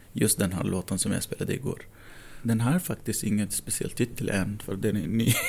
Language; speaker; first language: Swedish; non-native, fluent; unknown